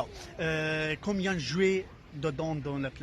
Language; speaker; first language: French; non-native, learner; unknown